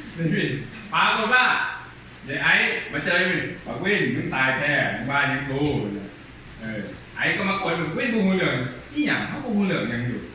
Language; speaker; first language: Thai; non-native, local second language; Lao